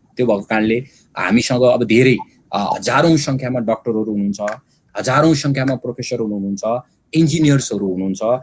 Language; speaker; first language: Nepali; native; Nepali